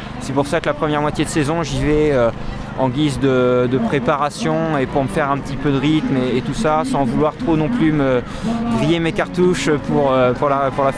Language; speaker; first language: French; native; French